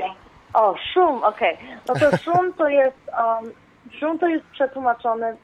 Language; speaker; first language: Polish; early bilingual, heritage; Polish